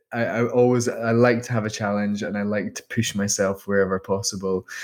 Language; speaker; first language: English; native; English